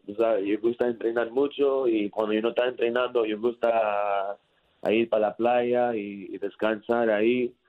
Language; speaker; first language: Spanish; early bilingual, heritage; English